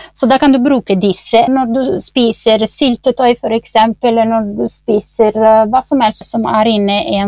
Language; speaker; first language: Norwegian; non-native, fluent; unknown